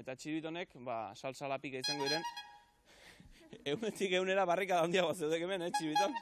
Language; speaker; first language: Basque; native; Basque